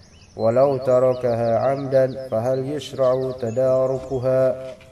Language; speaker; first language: Arabic; non-native, fluent; Indonesian